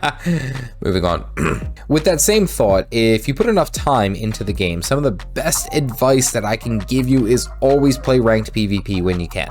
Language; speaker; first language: English; native; English